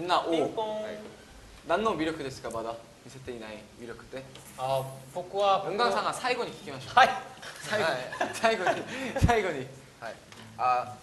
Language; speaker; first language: Japanese; non-native, fluent; Korean